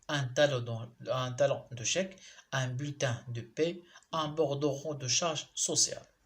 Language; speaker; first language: French; non-native, local second language; Arabic